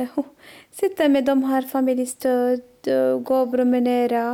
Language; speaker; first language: Swedish; non-native, learner; Arabic